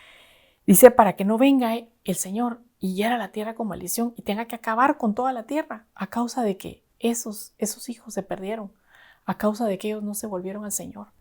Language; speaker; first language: Spanish; native; Spanish